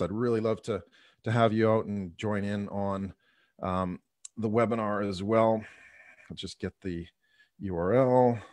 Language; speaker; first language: English; native; English